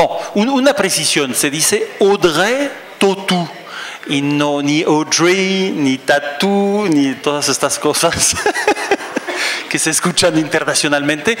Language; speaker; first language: Spanish; non-native, fluent; French